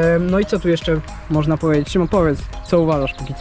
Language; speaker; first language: Polish; native; Polish